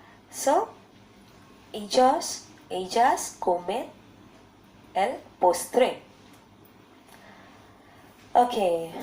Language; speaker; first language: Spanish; non-native, learner; Bangla